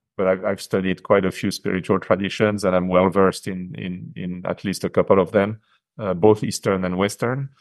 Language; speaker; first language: English; non-native, fluent; French